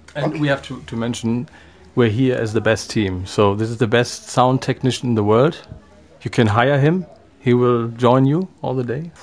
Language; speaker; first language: English; non-native, fluent; German